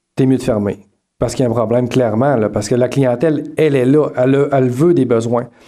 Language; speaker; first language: French; native; French